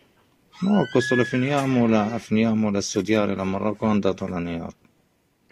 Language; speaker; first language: Italian; non-native, learner; Arabic